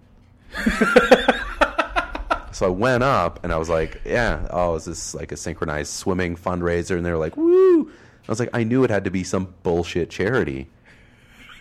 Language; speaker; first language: English; native; English